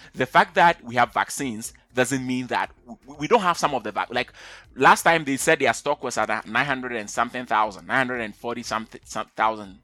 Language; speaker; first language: English; non-native, local second language; Akan